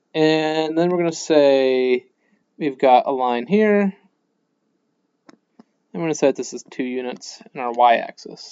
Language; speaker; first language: English; native; English